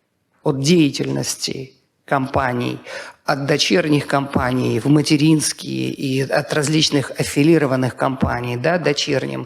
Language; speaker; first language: Russian; native; Russian